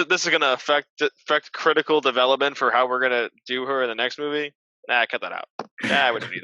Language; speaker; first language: English; native; English